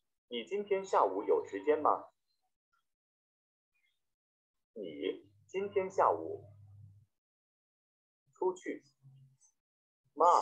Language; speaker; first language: Chinese; non-native, learner; Vietnamese